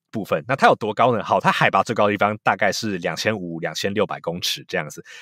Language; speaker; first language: Chinese; native; Chinese